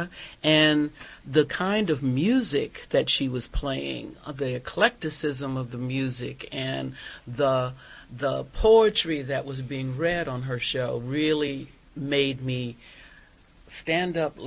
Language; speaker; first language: English; native; English